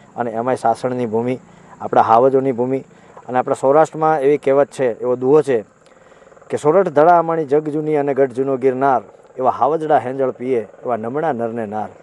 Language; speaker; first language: Gujarati; native; Gujarati